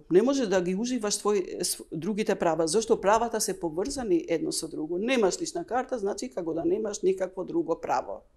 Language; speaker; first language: Macedonian; non-native, local second language; Albanian